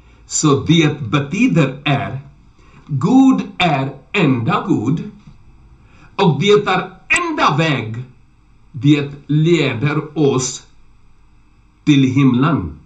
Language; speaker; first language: Swedish; non-native, learner; Urdu